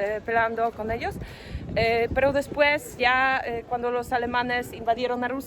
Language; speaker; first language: Spanish; non-native, fluent; Polish